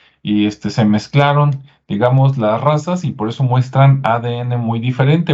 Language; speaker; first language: Spanish; native; Spanish